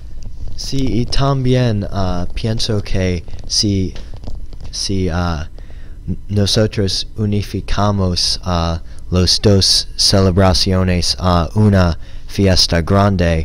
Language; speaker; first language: Spanish; non-native, learner; English